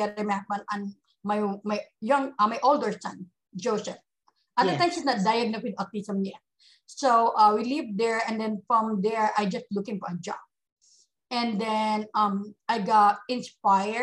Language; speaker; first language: English; non-native, local second language; Hiligaynon